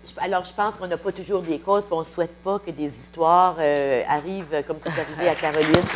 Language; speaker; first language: French; native; French